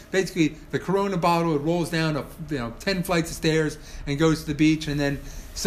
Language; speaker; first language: English; native; English